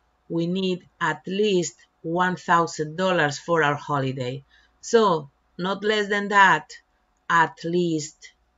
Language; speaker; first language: English; non-native, fluent; Spanish